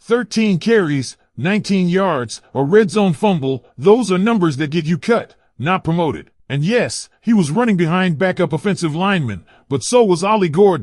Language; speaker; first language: English; native; English